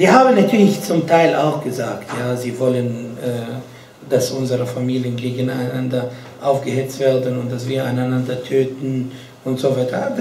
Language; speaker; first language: German; non-native, fluent; Arabic